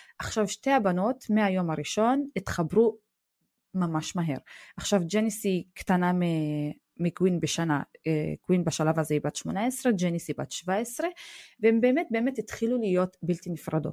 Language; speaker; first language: Hebrew; non-native, local second language; Arabic